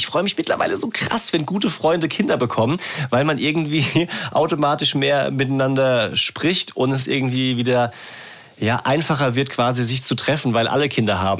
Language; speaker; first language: German; native; German